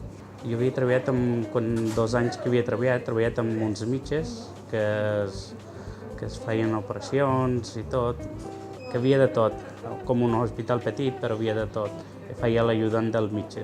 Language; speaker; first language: Catalan; non-native, learner; Punjabi